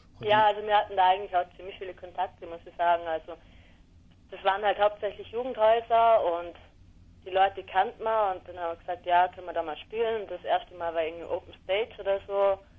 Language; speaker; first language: German; native; German